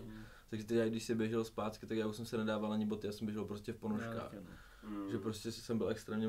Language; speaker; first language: Czech; native; Czech